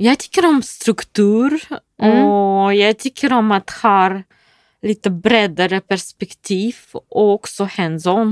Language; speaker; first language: Swedish; non-native, fluent; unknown